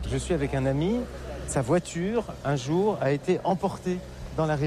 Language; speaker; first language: French; native; French